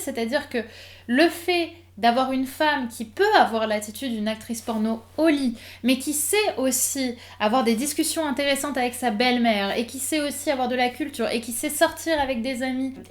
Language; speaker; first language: French; native; French